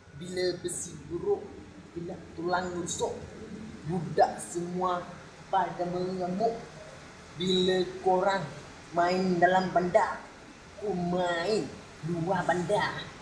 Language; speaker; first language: Malay; non-native, fluent; Achinese